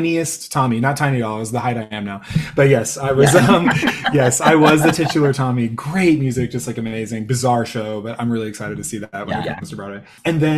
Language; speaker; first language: English; native; English